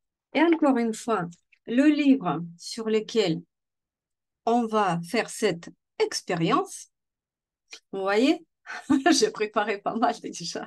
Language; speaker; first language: French; non-native, fluent; Russian